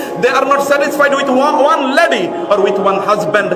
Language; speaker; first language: English; non-native, local second language; Bangla